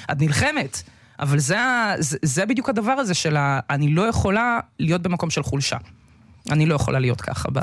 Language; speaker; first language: Hebrew; early bilingual, other home language; Russian